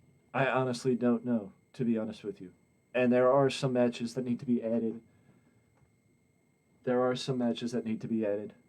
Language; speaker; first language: English; native; English